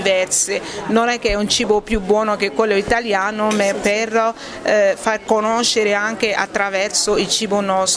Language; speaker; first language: Italian; non-native, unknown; French